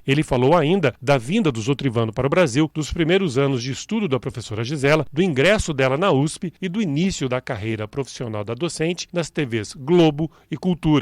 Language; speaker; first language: Portuguese; native; Portuguese